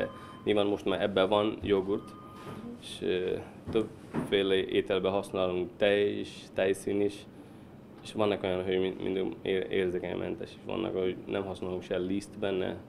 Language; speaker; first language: Hungarian; non-native, learner; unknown